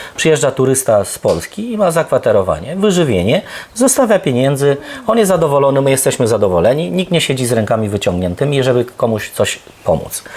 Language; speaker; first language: Polish; early bilingual, heritage; Polish